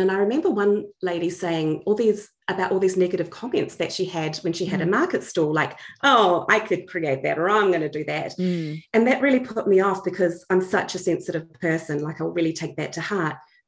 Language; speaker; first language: English; native; English